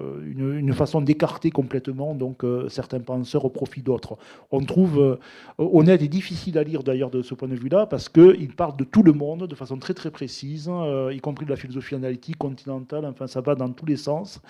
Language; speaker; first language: French; native; French